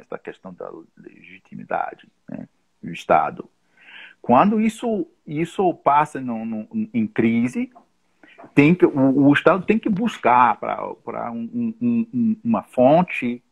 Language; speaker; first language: Portuguese; non-native, fluent; English